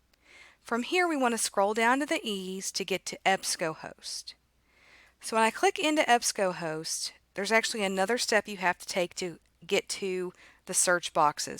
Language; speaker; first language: English; native; English